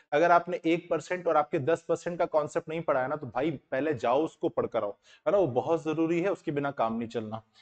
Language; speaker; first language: Hindi; native; Hindi